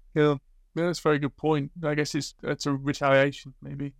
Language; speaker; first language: English; native; English